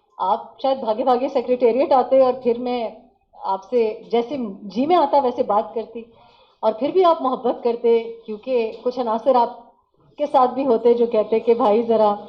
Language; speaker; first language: Urdu; non-native, local second language; Pashto